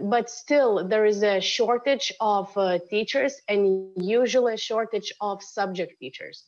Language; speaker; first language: English; non-native, fluent; Lithuanian